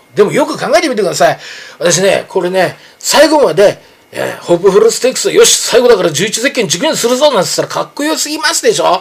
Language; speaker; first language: Japanese; native; Japanese